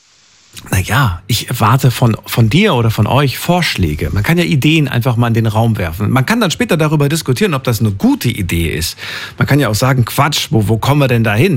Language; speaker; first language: German; native; German